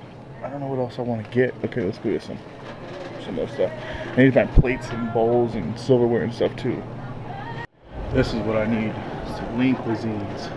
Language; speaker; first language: English; native; English